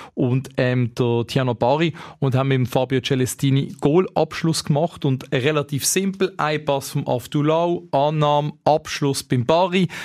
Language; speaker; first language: German; native; German